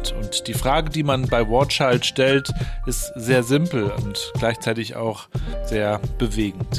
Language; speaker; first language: German; native; German